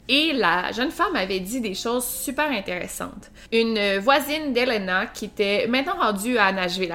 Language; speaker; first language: French; native; French